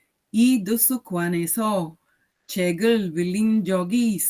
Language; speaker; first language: Korean; non-native, learner; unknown